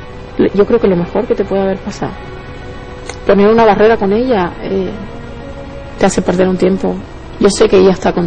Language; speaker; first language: Spanish; native; Spanish